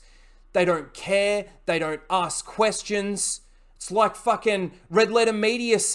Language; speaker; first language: English; native; English